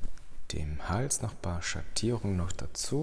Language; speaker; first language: German; native; German